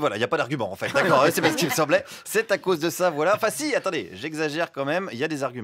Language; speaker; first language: French; native; French